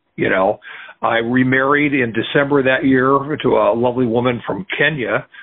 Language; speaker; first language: English; native; English